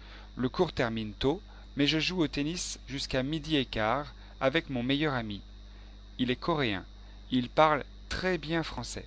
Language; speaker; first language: French; non-native, learner; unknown